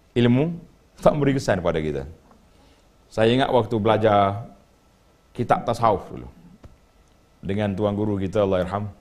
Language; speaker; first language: Malay; native; Malay